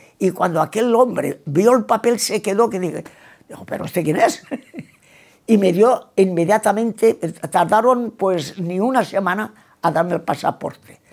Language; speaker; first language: Spanish; non-native, local second language; Catalan